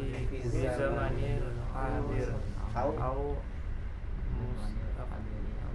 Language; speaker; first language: Arabic; non-native, learner; Indonesian